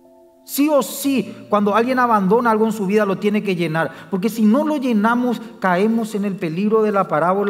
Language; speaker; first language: Spanish; native; Spanish